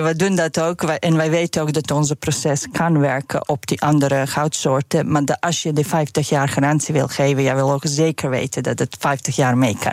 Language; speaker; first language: Dutch; non-native, fluent; Serbian